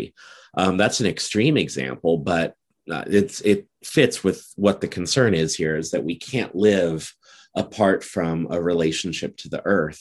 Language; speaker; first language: English; native; English